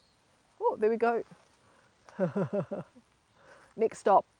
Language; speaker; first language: English; native; English